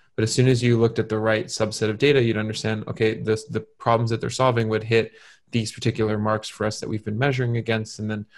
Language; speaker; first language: English; native; English